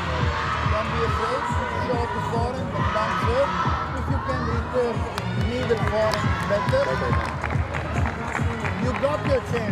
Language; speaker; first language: English; non-native, fluent; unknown